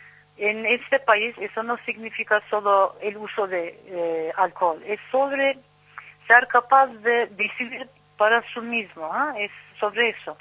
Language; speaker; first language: Spanish; non-native, learner; Turkish